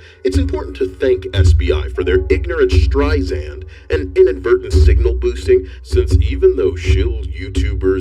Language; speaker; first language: English; native; English